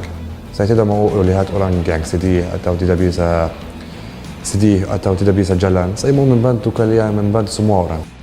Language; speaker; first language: Indonesian; non-native, learner; Arabic